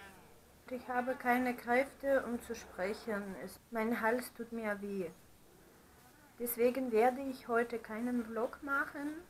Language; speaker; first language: German; non-native, fluent; Russian